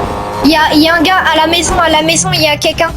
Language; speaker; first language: French; native; French